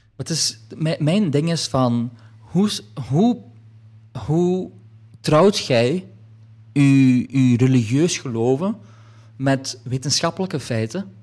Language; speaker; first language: Dutch; early bilingual, other home language; Polish